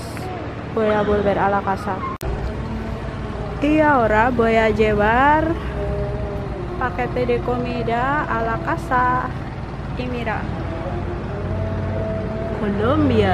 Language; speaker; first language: Spanish; non-native, learner; Indonesian